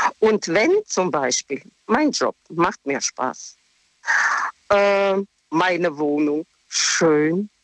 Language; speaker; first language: German; non-native, learner; Russian